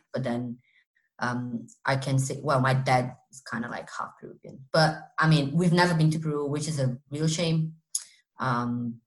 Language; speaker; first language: English; non-native, fluent; Portuguese